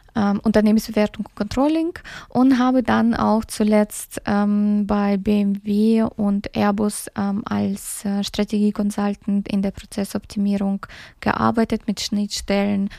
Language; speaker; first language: German; early bilingual, other home language; Russian